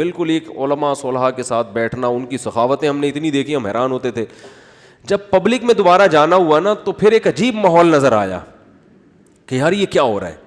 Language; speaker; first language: Urdu; native; Urdu